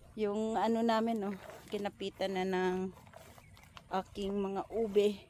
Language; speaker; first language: Filipino; non-native, local second language; Masbatenyo